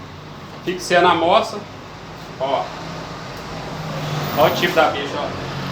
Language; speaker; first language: Portuguese; native; Portuguese